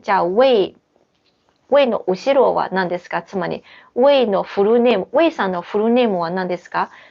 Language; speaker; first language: Japanese; non-native, fluent; Chinese